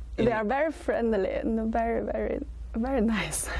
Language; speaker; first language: English; non-native, learner; Chinese